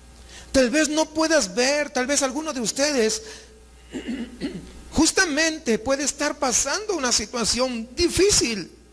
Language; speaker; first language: Spanish; native; Spanish